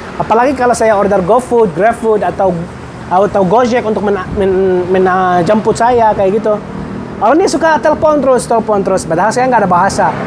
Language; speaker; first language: Indonesian; non-native, fluent; Arabic